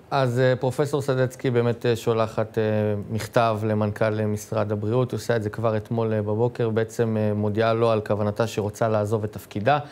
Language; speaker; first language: Hebrew; native; Hebrew